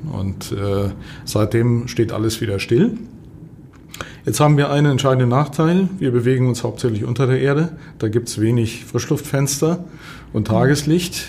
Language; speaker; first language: German; native; German